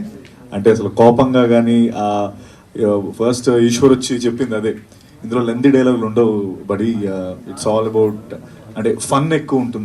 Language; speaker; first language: Telugu; native; Telugu